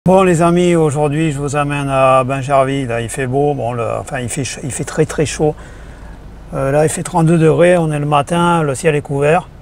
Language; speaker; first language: French; native; French